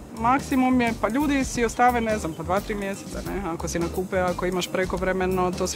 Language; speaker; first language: Serbian; native; Serbian